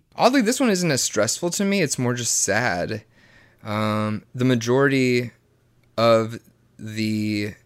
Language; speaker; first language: English; native; English